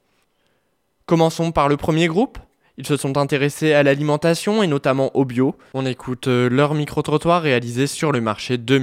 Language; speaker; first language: French; native; French